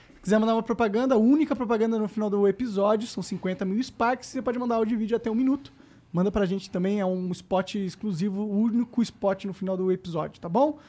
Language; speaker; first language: Portuguese; native; Portuguese